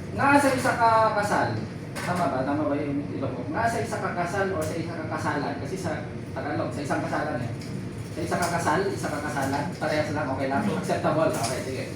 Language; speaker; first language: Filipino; non-native, local second language; Iloko